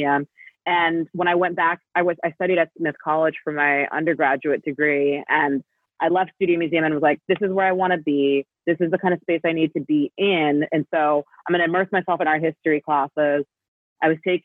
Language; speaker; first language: English; native; English